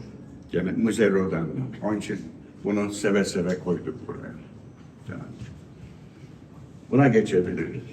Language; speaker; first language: Turkish; early bilingual, heritage; Turkish